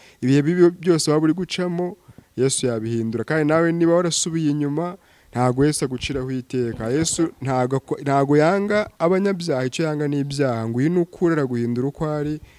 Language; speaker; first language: Kinyarwanda; native; Kinyarwanda